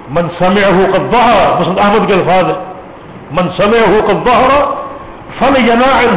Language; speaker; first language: Urdu; native; Urdu